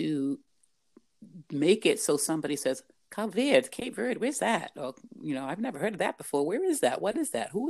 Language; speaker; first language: English; native; English